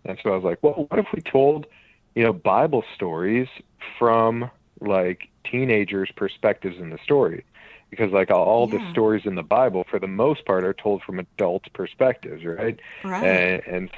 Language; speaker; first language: English; native; English